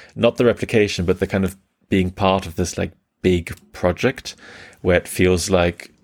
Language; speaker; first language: English; early bilingual, other home language; German